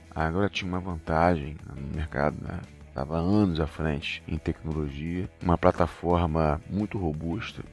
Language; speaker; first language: Portuguese; native; Portuguese